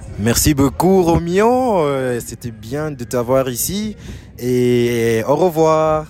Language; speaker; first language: French; non-native, fluent; Swahili